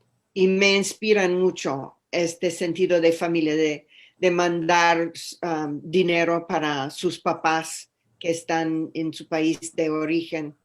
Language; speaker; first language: Spanish; non-native, fluent; English